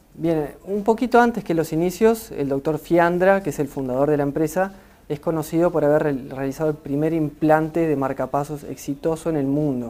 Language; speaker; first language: Spanish; native; Spanish